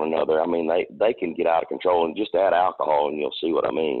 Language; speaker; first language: English; native; English